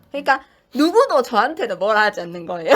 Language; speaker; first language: Korean; native; Korean